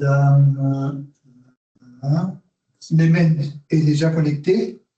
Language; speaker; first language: French; non-native, fluent; Spanish